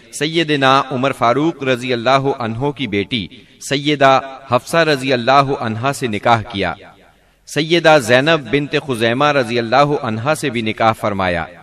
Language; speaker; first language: Urdu; native; Urdu